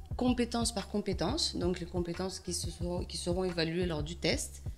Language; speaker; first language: French; non-native, local second language; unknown